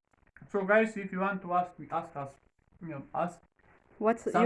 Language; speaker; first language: English; non-native, learner; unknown